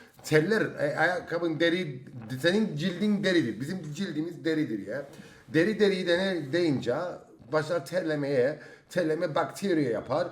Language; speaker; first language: Turkish; early bilingual, heritage; Turkish